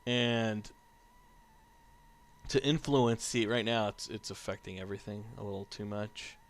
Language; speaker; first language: English; native; English